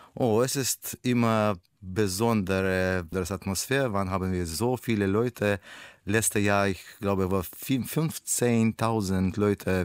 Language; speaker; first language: German; non-native, learner; Russian